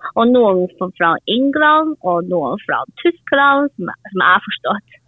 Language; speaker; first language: Norwegian; non-native, learner; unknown